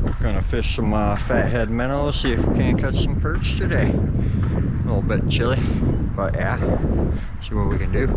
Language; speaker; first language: English; native; English